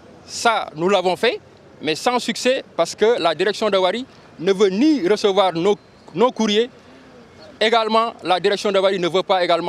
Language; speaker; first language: French; non-native, local second language; Wolof